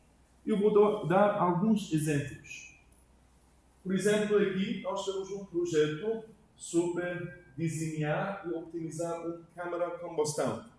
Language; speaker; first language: Portuguese; non-native, learner; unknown